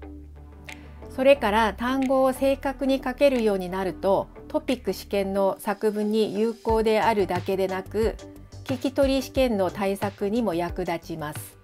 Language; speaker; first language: Japanese; non-native, fluent; Korean